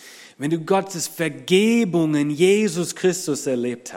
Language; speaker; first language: German; non-native, fluent; English